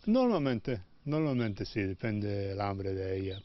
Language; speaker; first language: Spanish; non-native, fluent; English